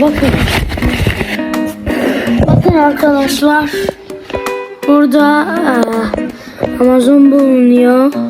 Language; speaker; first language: Turkish; non-native, learner; Arabic